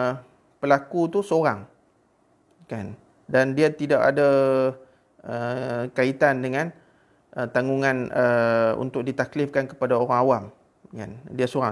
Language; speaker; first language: Malay; native; Malay